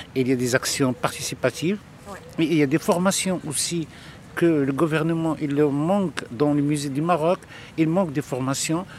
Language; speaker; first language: French; non-native, local second language; Arabic